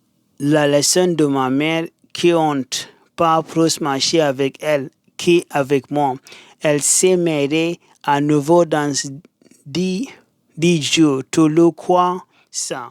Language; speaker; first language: French; non-native, learner; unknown